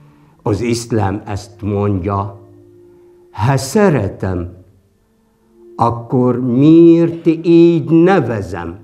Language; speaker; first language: Hungarian; non-native, fluent; Arabic